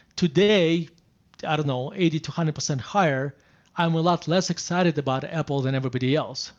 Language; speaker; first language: English; non-native, fluent; Russian